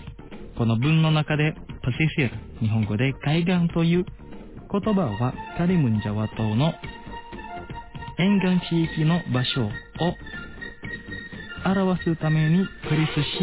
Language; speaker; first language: Japanese; non-native, fluent; Indonesian